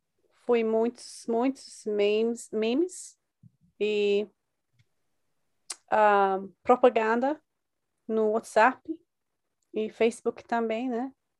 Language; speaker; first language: Portuguese; non-native, fluent; English